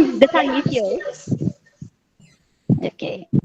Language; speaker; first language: English; non-native, learner; Indonesian